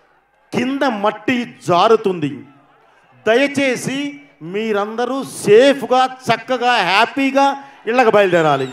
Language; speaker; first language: Telugu; native; Telugu